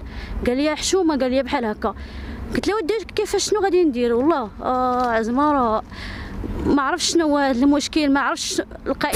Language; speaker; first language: Arabic; native; Arabic